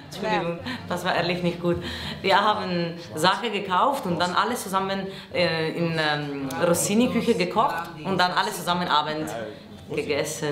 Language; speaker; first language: German; non-native, learner; Italian